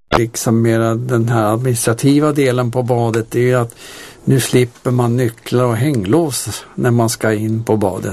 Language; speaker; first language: Swedish; native; Swedish